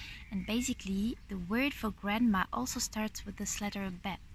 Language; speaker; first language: English; non-native, fluent; Ukrainian